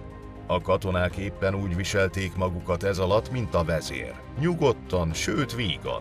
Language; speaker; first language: Hungarian; native; Hungarian